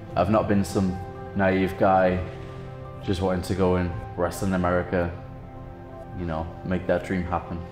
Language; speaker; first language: English; native; English